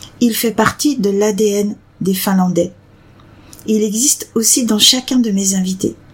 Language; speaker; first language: French; native; French